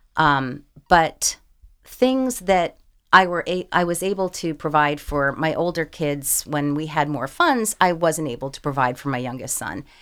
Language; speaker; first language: English; native; English